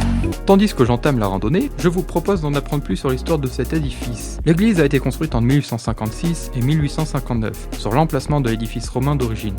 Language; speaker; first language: French; native; French